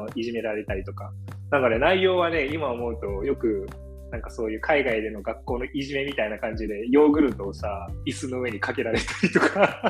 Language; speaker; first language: Japanese; early bilingual, heritage; Japanese